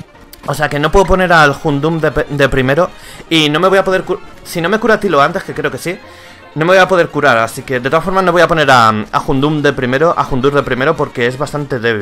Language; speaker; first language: Spanish; native; Spanish